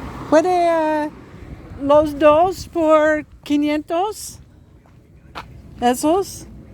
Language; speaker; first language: Spanish; non-native, learner; English